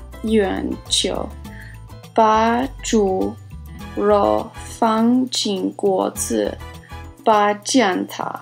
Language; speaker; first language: Chinese; non-native, learner; English